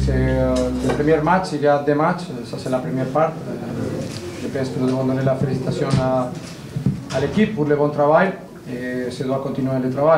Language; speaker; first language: French; non-native, learner; Spanish